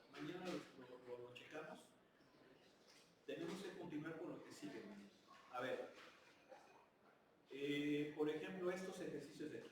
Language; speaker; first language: Spanish; native; Spanish